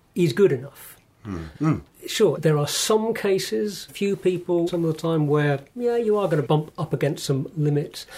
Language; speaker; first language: English; native; English